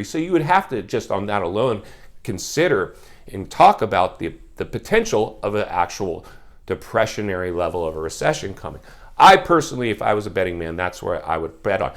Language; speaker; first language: English; native; English